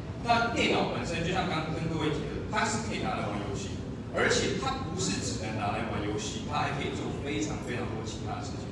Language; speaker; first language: Chinese; native; Chinese